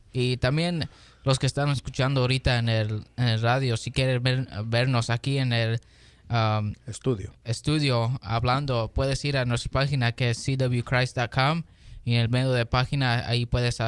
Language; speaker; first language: Spanish; early bilingual, heritage; Spanish